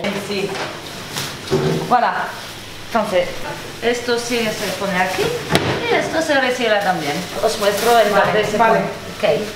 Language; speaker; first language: Spanish; non-native, learner; French